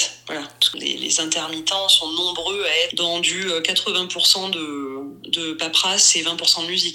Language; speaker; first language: French; native; French